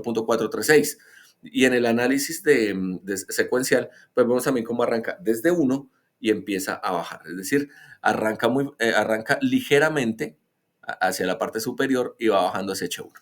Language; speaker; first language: Spanish; native; Spanish